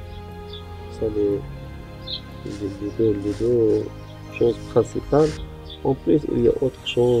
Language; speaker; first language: French; non-native, learner; Arabic